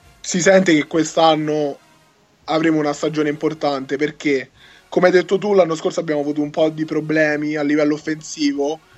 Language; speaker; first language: Italian; native; Italian